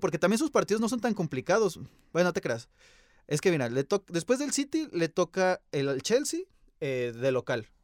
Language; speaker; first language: Spanish; native; Spanish